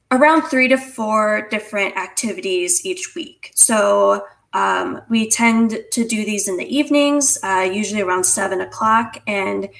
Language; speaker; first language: English; native; English